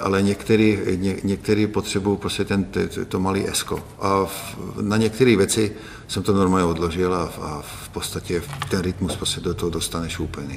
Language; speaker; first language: Czech; non-native, fluent; Hungarian